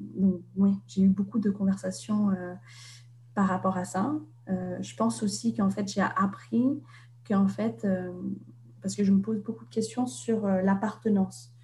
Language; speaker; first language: French; non-native, fluent; Vietnamese